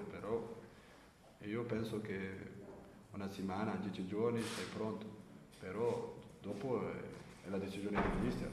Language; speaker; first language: Italian; non-native, learner; French